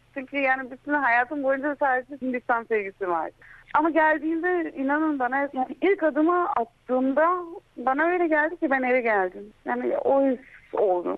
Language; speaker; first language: Turkish; early bilingual, heritage; Turkish